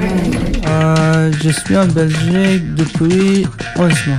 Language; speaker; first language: French; non-native, learner; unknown